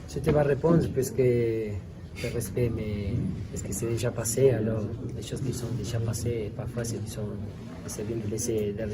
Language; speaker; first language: French; non-native, learner; Spanish